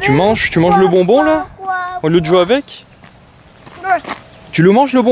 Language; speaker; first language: French; native; French